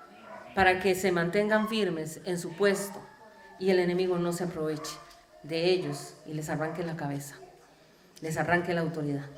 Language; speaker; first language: Spanish; native; Spanish